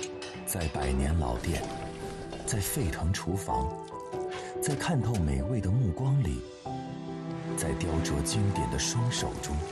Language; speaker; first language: Chinese; native; Chinese